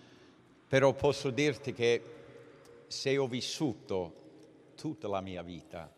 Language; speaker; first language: Italian; early bilingual, heritage; English